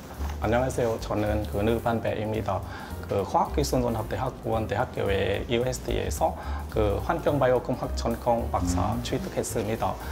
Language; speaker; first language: Korean; non-native, learner; Vietnamese